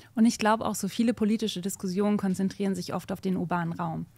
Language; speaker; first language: German; native; German